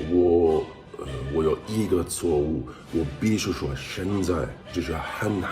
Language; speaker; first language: Chinese; non-native, learner; English